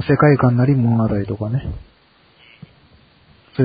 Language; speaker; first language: Japanese; native; Japanese